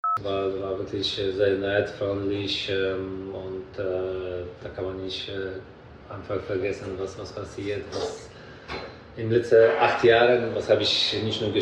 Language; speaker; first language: German; non-native, fluent; Polish